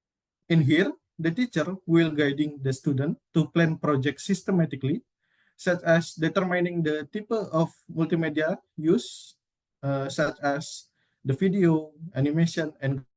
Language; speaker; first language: English; non-native, learner; Indonesian